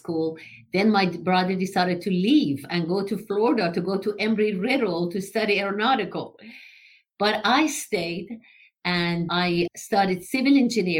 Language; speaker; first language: English; non-native, fluent; Persian